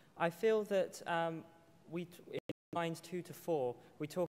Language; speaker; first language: English; native; English